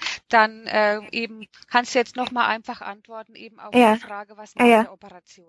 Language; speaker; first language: German; native; German